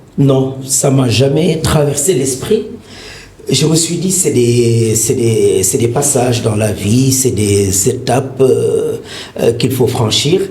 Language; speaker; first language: French; non-native, local second language; Wolof